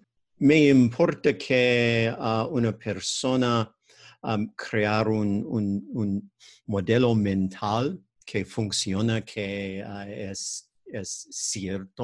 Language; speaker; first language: Spanish; non-native, learner; English